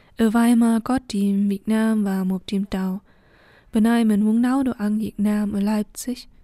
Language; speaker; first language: German; early bilingual, other home language; Vietnamese